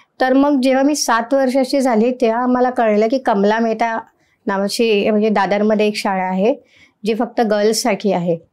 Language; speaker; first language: Marathi; non-native, local second language; Urdu